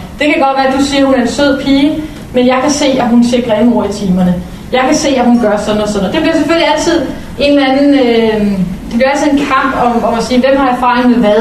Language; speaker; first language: Danish; native; Danish